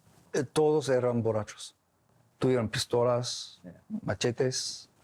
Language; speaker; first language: Spanish; non-native, learner; English